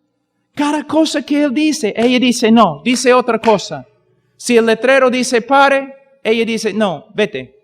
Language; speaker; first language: Spanish; non-native, fluent; English